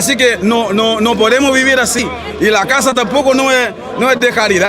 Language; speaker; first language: Spanish; non-native, learner; Haitian Creole